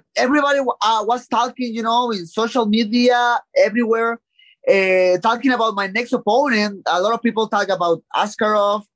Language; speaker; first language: English; non-native, learner; Spanish